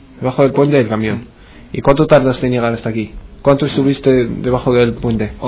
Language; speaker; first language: Spanish; non-native, fluent; Arabic